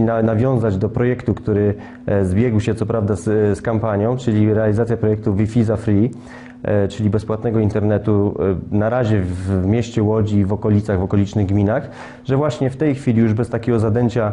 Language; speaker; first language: Polish; native; Polish